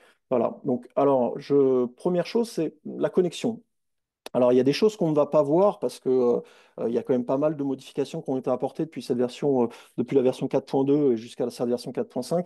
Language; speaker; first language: French; native; French